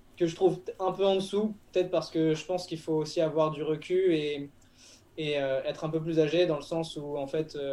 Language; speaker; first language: French; native; French